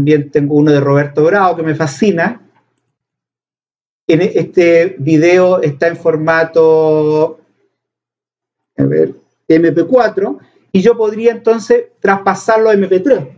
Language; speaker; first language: Spanish; native; Spanish